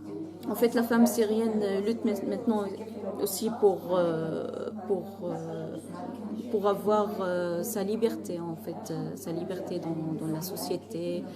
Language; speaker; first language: French; non-native, fluent; Arabic